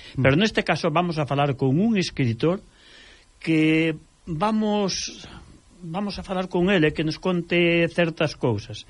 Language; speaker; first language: Galician; non-native, local second language; Spanish